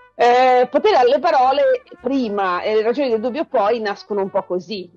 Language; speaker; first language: Italian; native; Italian